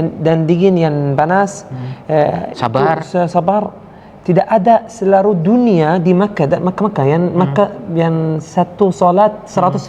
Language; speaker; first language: Indonesian; non-native, learner; Arabic